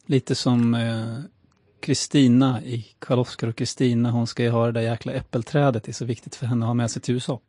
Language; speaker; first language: Swedish; native; Swedish